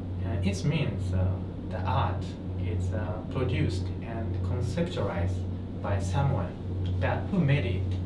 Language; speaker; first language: English; non-native, learner; Japanese